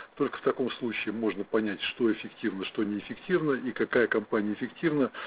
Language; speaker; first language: Russian; native; Russian